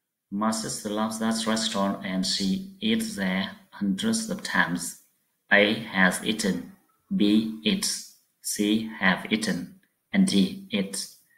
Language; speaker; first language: English; non-native, fluent; Vietnamese